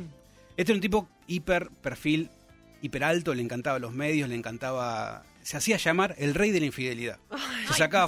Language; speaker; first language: Spanish; native; Spanish